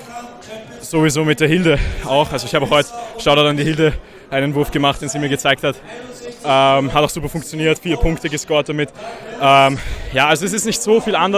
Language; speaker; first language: German; native; German